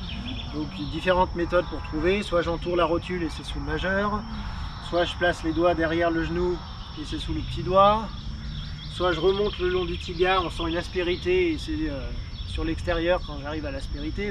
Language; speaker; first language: French; native; French